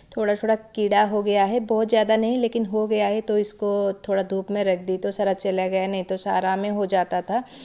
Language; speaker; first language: Hindi; non-native, local second language; Odia